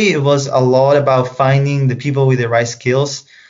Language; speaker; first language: English; non-native, fluent; Spanish